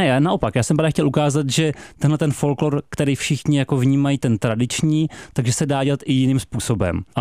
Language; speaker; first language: Czech; native; Czech